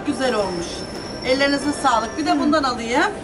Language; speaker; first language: Turkish; native; Turkish